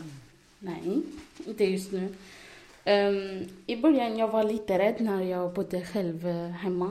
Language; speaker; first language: Swedish; non-native, fluent; Arabic